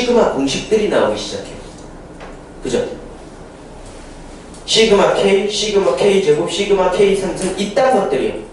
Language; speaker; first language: Korean; native; Korean